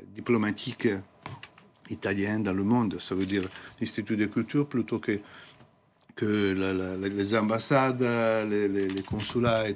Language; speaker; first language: French; non-native, fluent; Italian